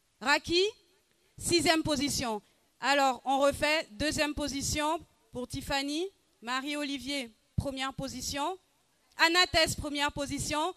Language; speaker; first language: French; non-native, local second language; Wolof